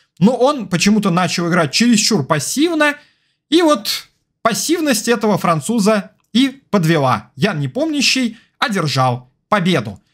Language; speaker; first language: Russian; native; Russian